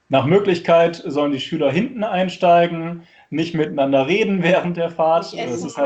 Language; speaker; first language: German; native; German